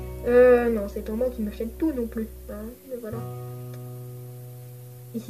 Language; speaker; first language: French; native; French